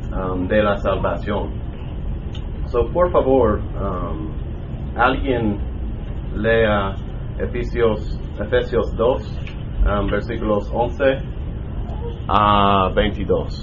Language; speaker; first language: Spanish; non-native, learner; English